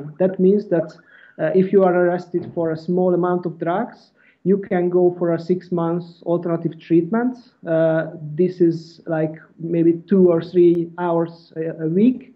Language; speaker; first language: English; non-native, fluent; Hungarian